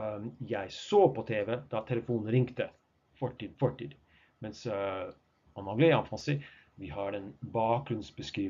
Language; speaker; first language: Norwegian; non-native, fluent; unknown